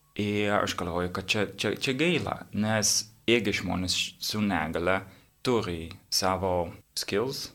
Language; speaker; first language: Lithuanian; non-native, learner; English